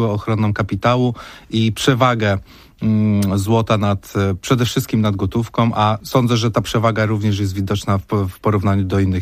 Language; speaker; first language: Polish; native; Polish